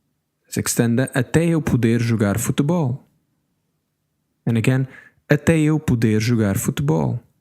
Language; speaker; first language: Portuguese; non-native, learner; English